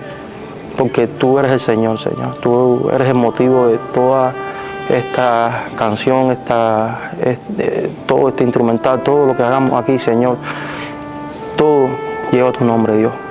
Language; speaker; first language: Spanish; native; Spanish